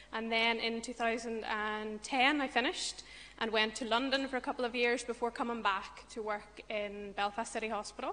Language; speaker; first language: English; native; English